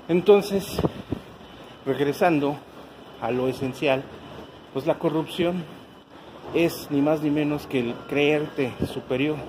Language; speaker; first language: Spanish; native; Spanish